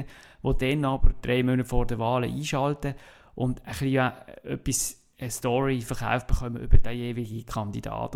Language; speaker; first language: German; native; German